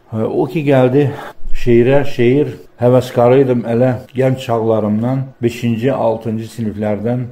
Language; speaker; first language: Azerbaijani; native; Azerbaijani